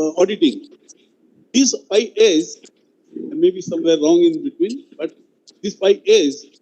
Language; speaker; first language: English; non-native, local second language; Marathi